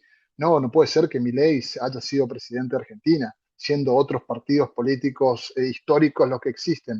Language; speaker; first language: Spanish; native; Spanish